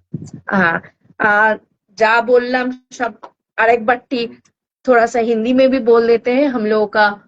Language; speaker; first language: Hindi; non-native, local second language; Bangla